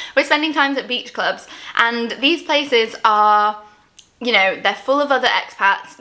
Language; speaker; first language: English; native; English